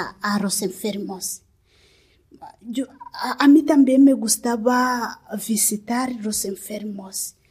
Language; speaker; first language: Spanish; non-native, learner; Kinyarwanda